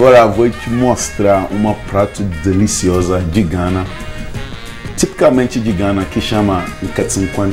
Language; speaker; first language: Portuguese; non-native, learner; Akan